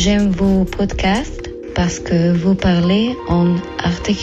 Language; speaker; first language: French; non-native, learner; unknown